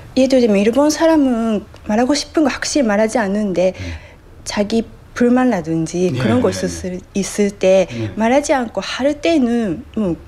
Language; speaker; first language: Korean; non-native, fluent; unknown